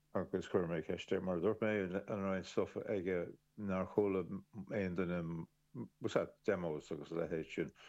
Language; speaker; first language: Irish; native; Irish